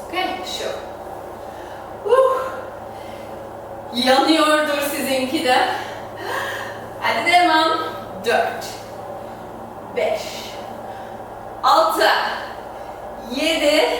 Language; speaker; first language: Turkish; non-native, fluent; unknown